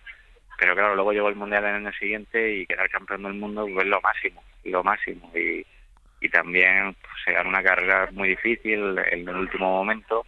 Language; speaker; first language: Spanish; native; Spanish